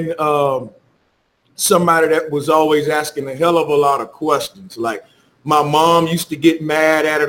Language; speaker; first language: English; native; English